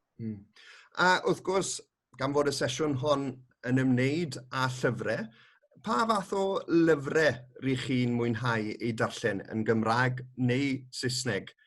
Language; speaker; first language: Welsh; native; Welsh